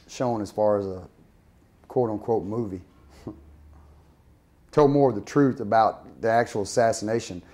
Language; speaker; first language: English; native; English